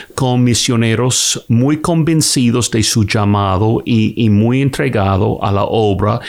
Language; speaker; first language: Spanish; non-native, fluent; English